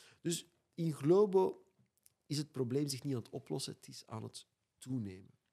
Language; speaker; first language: Dutch; native; Dutch